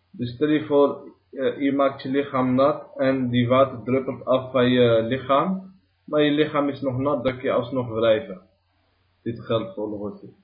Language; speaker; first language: Dutch; early bilingual, other home language; Arabic